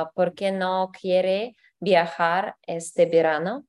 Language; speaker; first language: Spanish; non-native, learner; English